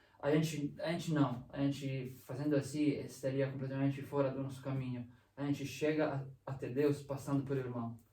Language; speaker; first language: Portuguese; non-native, fluent; Italian